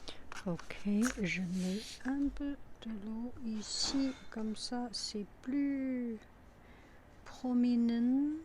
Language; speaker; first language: French; non-native, fluent; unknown